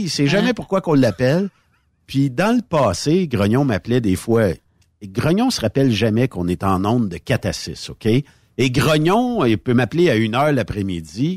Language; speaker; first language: French; native; French